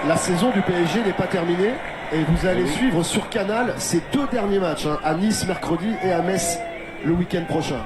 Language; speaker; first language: French; native; French